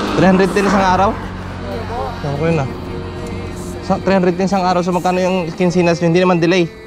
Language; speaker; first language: Filipino; non-native, local second language; Cebuano